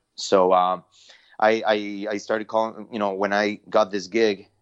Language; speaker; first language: English; non-native, fluent; Spanish